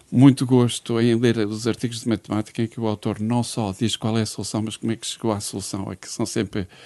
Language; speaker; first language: Portuguese; native; Portuguese